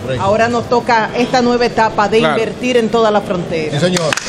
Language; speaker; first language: Spanish; native; Spanish